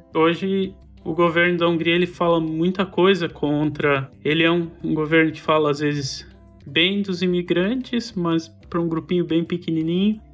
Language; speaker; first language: Portuguese; native; Portuguese